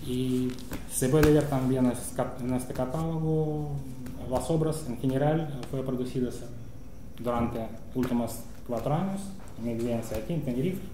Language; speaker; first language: Spanish; non-native, fluent; Russian